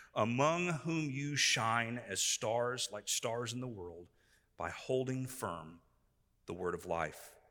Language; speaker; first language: English; native; English